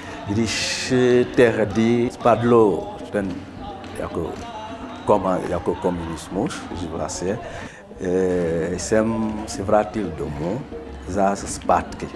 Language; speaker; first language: Czech; non-native, learner; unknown